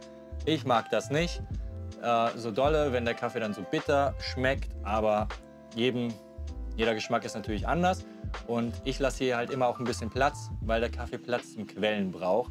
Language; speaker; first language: German; native; German